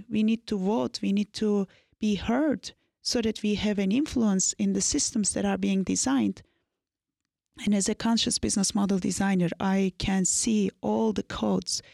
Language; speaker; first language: English; non-native, fluent; Turkish